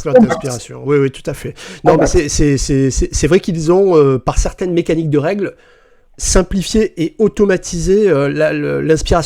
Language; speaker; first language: French; native; French